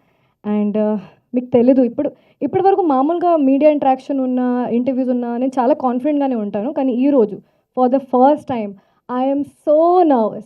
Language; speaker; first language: Telugu; non-native, fluent; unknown